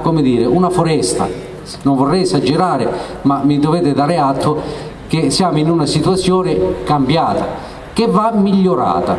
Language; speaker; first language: Italian; native; Italian